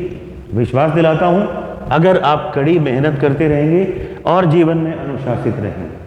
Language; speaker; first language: Hindi; native; Hindi